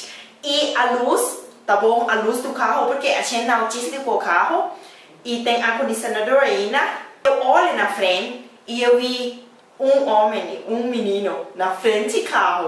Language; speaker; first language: Portuguese; non-native, learner; Thai